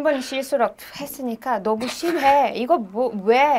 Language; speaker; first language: Korean; non-native, learner; Hebrew